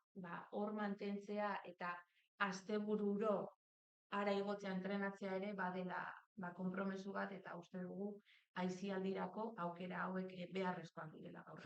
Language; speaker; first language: Basque; native; Basque